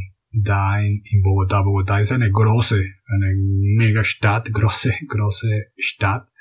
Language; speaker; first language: German; non-native, fluent; Spanish